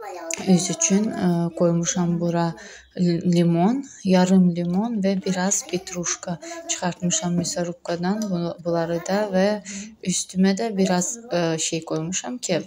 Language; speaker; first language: Turkish; non-native, learner; Azerbaijani